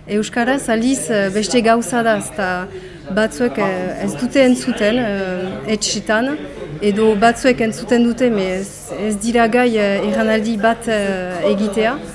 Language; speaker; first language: Basque; non-native, local second language; French